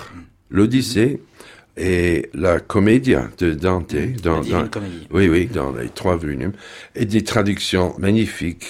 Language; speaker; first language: French; non-native, fluent; English